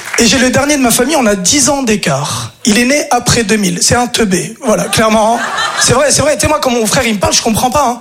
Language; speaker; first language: French; early bilingual, other home language; Arabic